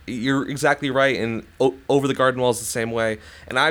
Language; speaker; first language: English; native; English